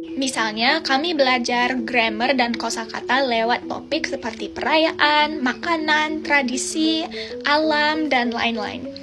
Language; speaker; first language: Indonesian; non-native, fluent; English